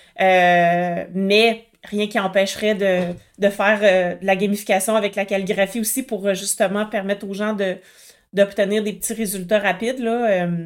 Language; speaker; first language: French; native; French